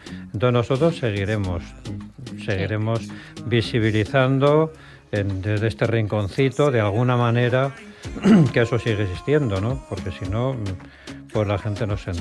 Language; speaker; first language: Spanish; native; Spanish